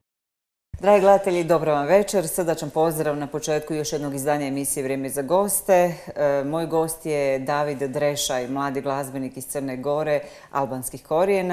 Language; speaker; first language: Serbian; native; Serbian